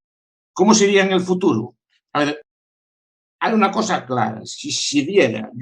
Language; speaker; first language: Spanish; native; Spanish